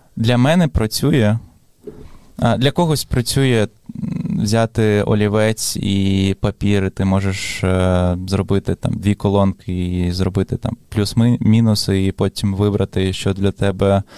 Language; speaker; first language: Ukrainian; non-native, local second language; Russian